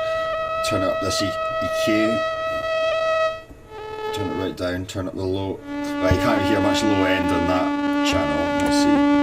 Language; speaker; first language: English; native; English